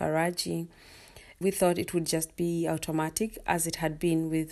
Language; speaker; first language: English; non-native, local second language; Kikuyu